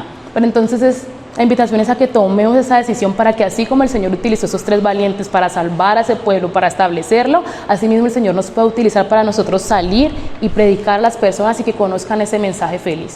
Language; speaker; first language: Spanish; native; Spanish